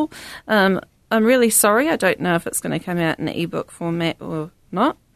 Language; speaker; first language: English; native; English